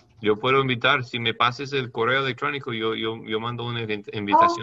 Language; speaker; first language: Spanish; non-native, learner; English